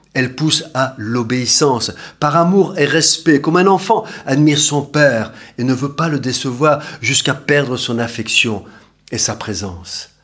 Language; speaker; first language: French; native; French